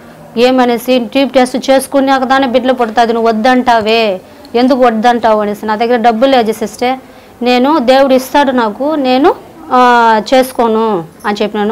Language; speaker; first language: Telugu; native; Telugu